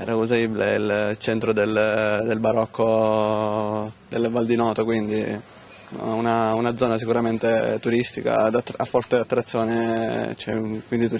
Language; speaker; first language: Italian; native; Italian